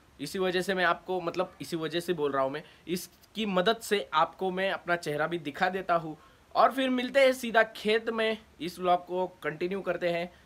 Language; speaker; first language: Hindi; non-native, local second language; Marathi